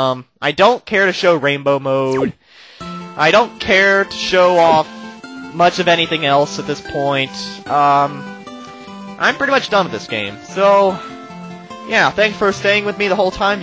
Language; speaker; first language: English; native; English